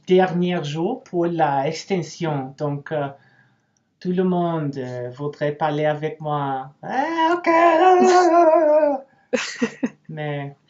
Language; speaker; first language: French; non-native, learner; English